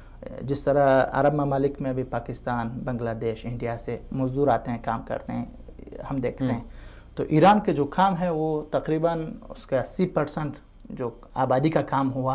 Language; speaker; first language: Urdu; non-native, fluent; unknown